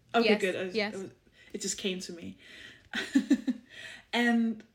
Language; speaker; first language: English; non-native, fluent; Danish